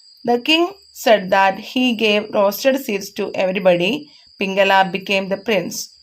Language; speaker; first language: English; non-native, local second language; Malayalam